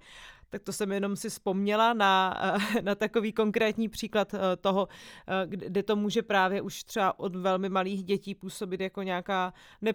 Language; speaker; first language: Czech; native; Czech